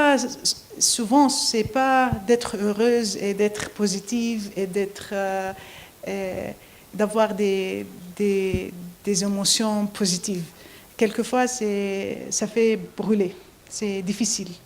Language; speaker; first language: French; non-native, fluent; Arabic